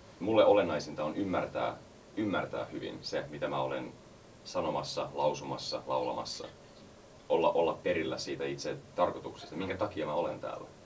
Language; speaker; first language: Finnish; early bilingual, heritage; Finnish